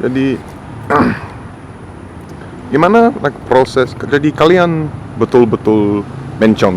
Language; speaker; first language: Indonesian; non-native, fluent; English